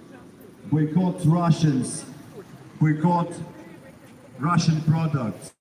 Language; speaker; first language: English; non-native, learner; Ukrainian